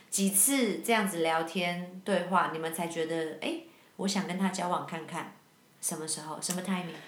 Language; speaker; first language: Chinese; native; Chinese